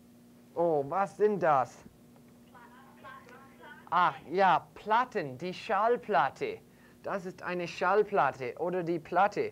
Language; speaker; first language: German; non-native, fluent; English